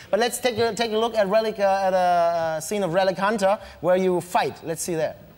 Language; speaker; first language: English; non-native, fluent; German